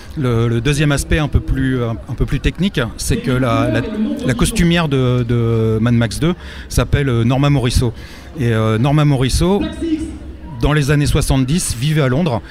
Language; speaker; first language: French; native; French